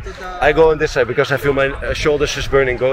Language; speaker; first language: English; non-native, fluent; Dutch